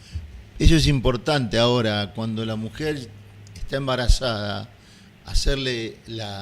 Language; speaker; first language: Spanish; native; Spanish